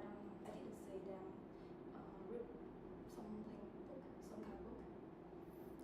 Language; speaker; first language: English; non-native, learner; Vietnamese